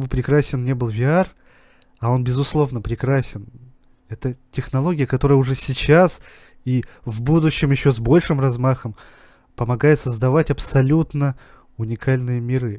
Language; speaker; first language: Russian; native; Russian